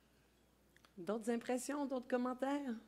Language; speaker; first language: French; native; French